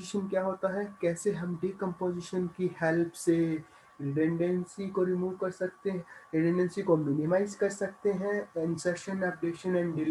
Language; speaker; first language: Hindi; native; Hindi